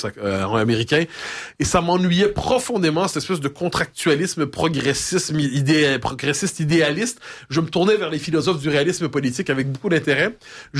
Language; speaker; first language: French; native; French